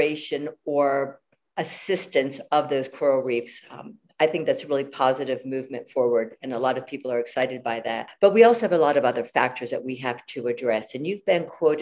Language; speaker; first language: English; native; English